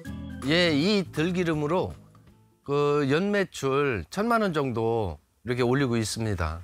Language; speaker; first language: Korean; native; Korean